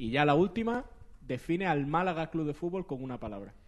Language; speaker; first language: Spanish; native; Spanish